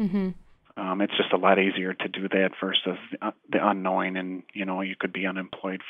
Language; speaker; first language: English; native; English